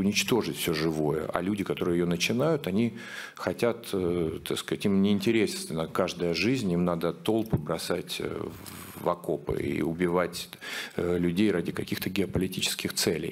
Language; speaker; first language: Russian; native; Russian